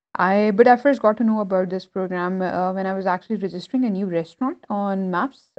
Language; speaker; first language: English; non-native, local second language; Urdu